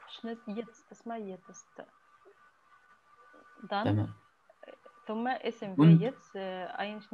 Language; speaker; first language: German; non-native, learner; Arabic